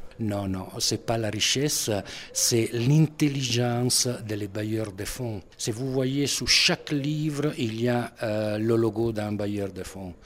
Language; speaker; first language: French; non-native, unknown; Italian